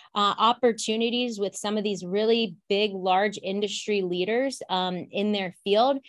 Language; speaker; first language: English; native; English